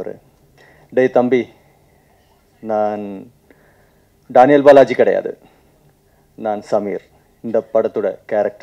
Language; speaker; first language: Tamil; non-native, learner; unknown